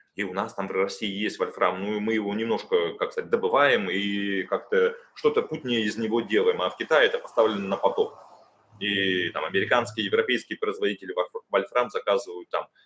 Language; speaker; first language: Russian; native; Russian